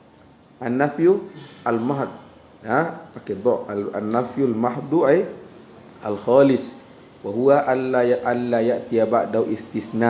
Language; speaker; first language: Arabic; non-native, fluent; Indonesian